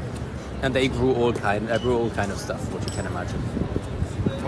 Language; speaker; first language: English; non-native, fluent; German